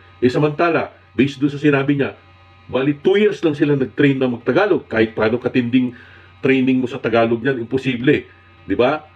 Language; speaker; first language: Filipino; non-native, local second language; Iloko